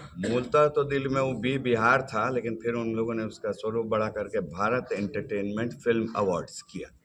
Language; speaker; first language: Hindi; native; Hindi